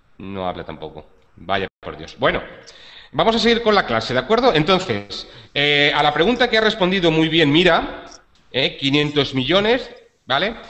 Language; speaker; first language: Spanish; native; Spanish